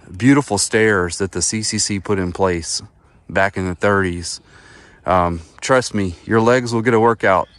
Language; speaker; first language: English; native; English